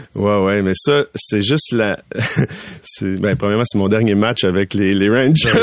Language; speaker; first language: French; native; French